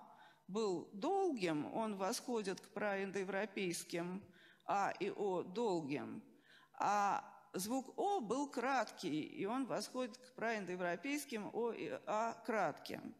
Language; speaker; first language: Russian; native; Russian